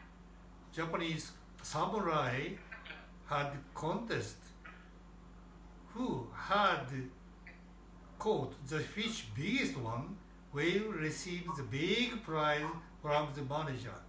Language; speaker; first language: English; non-native, learner; Japanese